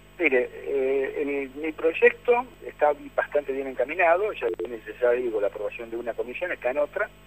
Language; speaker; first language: Spanish; native; Spanish